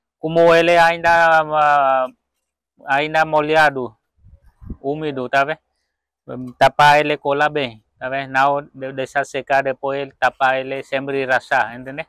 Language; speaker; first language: Portuguese; non-native, local second language; Vietnamese